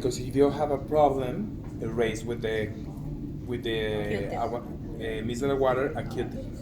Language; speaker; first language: English; non-native, learner; Spanish